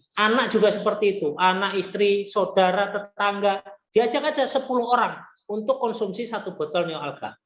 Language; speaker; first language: Indonesian; non-native, local second language; Javanese